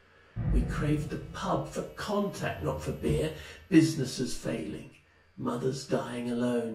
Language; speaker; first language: English; native; English